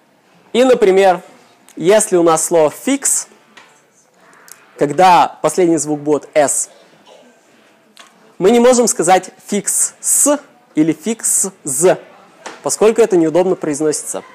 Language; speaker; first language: Russian; native; Russian